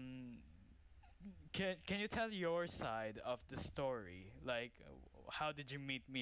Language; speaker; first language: English; non-native, local second language; Filipino